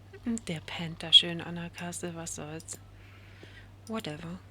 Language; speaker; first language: German; native; German